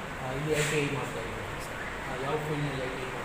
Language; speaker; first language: Kannada; non-native, local second language; Urdu